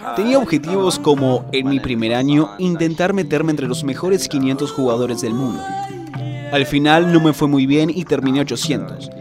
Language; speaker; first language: Spanish; non-native, fluent; Rundi